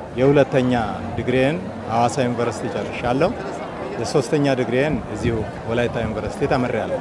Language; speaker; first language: Amharic; non-native, local second language; Wolaytta